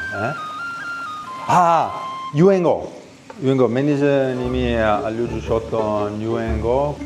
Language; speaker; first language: Korean; non-native, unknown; Italian